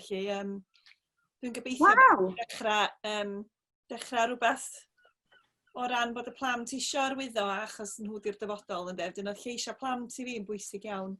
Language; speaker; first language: Welsh; native; Welsh